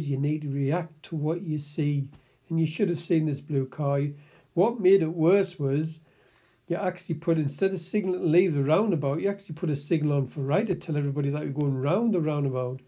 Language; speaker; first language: English; native; English